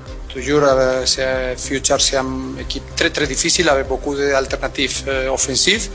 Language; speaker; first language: French; non-native, learner; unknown